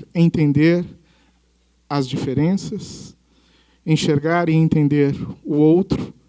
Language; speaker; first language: Portuguese; native; Portuguese